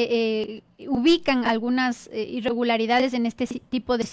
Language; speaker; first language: Spanish; native; Spanish